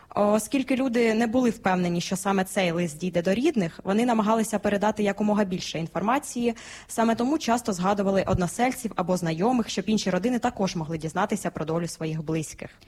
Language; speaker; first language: Ukrainian; native; Ukrainian